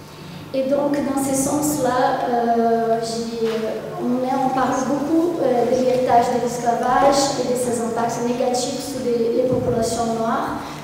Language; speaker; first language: French; non-native, fluent; Portuguese